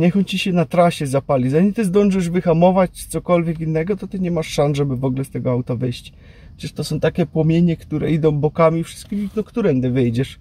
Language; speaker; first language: Polish; native; Polish